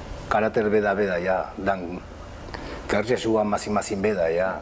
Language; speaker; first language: Indonesian; non-native, fluent; Spanish